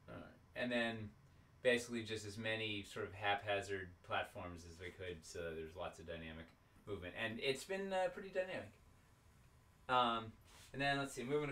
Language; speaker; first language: English; native; English